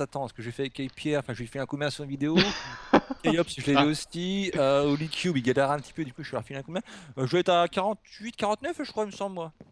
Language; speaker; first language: French; native; French